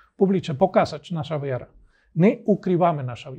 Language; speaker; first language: Polish; non-native, learner; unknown